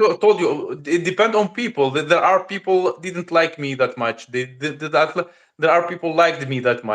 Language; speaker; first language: English; non-native, learner; Russian